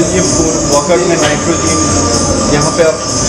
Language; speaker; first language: Hindi; native; Hindi